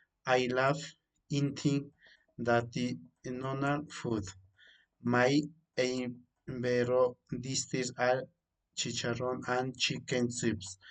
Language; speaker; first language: English; non-native, learner; Spanish